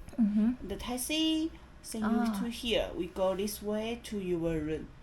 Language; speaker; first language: English; non-native, learner; Chinese